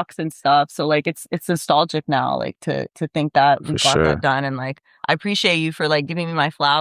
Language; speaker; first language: English; native; English